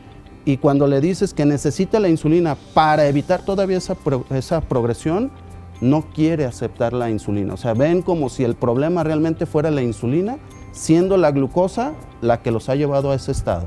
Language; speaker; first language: Spanish; native; Spanish